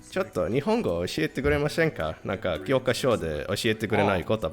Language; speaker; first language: Japanese; non-native, learner; Estonian